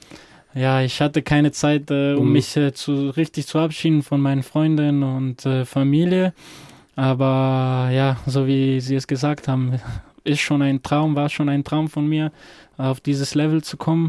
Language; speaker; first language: German; non-native, fluent; Croatian